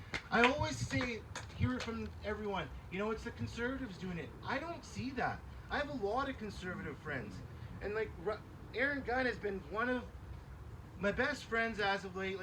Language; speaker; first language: English; early bilingual, other home language; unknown